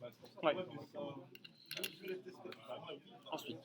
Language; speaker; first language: French; native; French